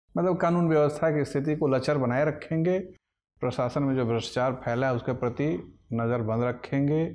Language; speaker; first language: Hindi; native; Hindi